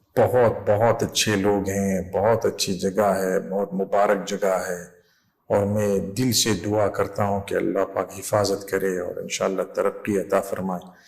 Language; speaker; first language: Urdu; non-native, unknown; English